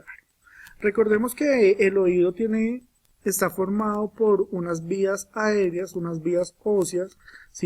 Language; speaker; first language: Spanish; native; Spanish